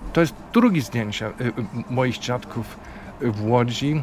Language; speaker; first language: Polish; non-native, fluent; German